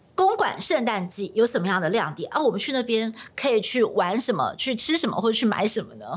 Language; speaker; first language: Chinese; native; Chinese